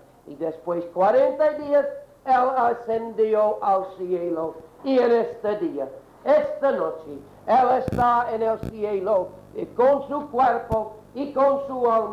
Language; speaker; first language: Spanish; non-native, learner; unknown